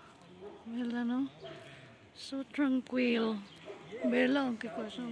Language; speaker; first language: Italian; non-native, learner; Filipino